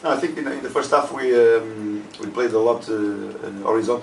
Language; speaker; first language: English; non-native, fluent; Portuguese